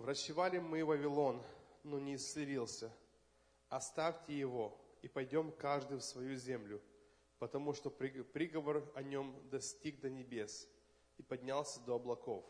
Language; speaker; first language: Russian; native; Russian